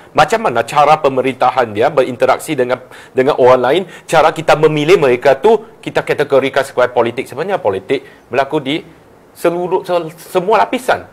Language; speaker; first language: Malay; non-native, local second language; Chinese